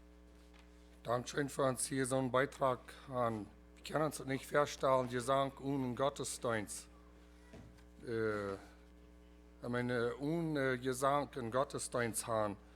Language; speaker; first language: German; early bilingual, heritage; Plautdietsch